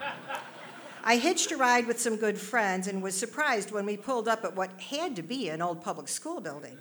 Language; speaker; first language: English; native; English